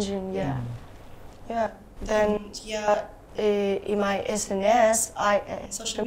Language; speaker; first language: English; non-native, learner; Japanese